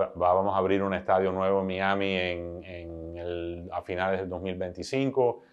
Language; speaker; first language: Spanish; early bilingual, heritage; Spanish